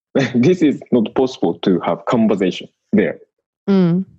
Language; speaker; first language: English; non-native, learner; Japanese